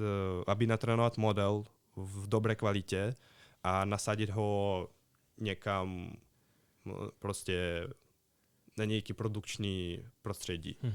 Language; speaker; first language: Czech; non-native, fluent; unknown